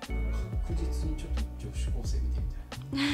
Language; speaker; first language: Japanese; native; Japanese